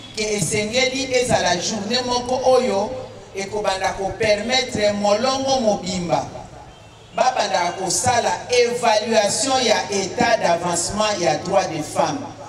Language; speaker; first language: Lingala; native; Lingala